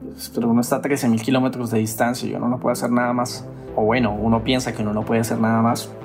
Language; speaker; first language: Spanish; native; Spanish